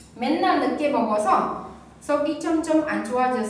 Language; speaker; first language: Korean; non-native, fluent; Indonesian